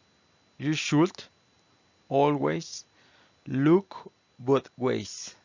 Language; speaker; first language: English; non-native, fluent; Spanish